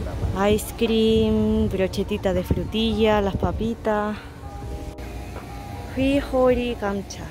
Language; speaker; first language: Spanish; native; Spanish